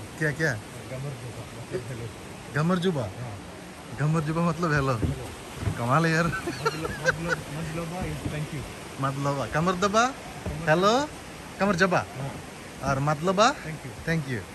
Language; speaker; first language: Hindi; non-native, fluent; Bangla